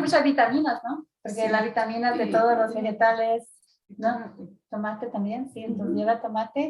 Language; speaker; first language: Spanish; early bilingual, heritage; Spanish